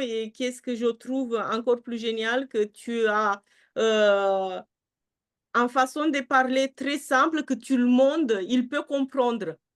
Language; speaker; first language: French; non-native, fluent; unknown